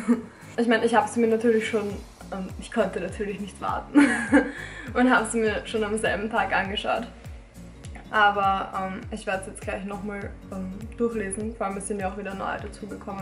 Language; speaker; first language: German; native; German